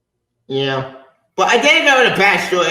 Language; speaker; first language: English; native; English